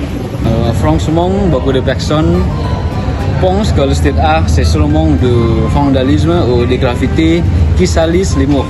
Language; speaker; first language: French; non-native, learner; Indonesian